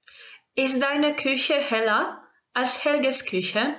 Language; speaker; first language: German; non-native, fluent; Croatian